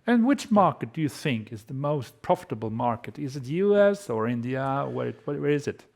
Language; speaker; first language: English; non-native, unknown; Swedish